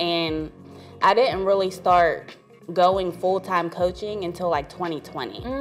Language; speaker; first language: English; native; English